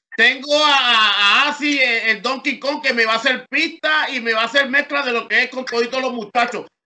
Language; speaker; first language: Spanish; early bilingual, heritage; Spanish